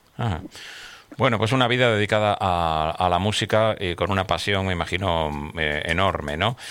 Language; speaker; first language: Spanish; native; Spanish